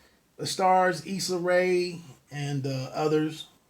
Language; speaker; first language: English; native; English